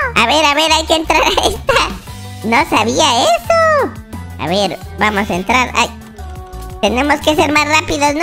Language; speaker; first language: Spanish; native; Spanish